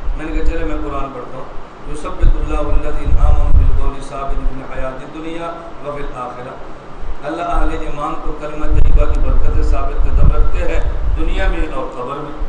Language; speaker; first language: Urdu; non-native, local second language; Punjabi